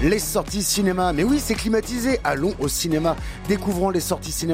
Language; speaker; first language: French; native; French